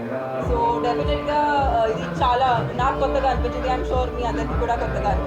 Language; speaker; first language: Telugu; non-native, fluent; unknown